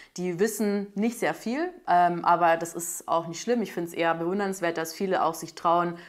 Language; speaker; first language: German; native; German